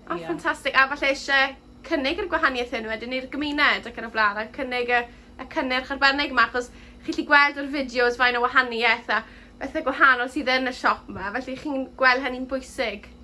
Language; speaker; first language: Welsh; native; Welsh